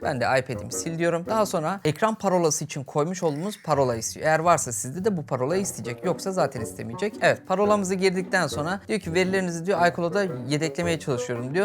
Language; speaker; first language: Turkish; native; Turkish